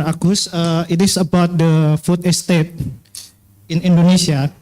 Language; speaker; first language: English; non-native, fluent; Indonesian